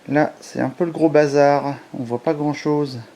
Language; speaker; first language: French; native; French